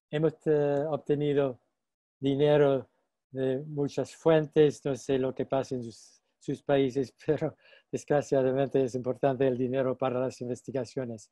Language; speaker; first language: Spanish; non-native, fluent; English